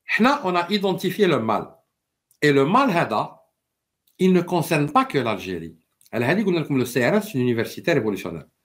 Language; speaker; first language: French; non-native, local second language; Arabic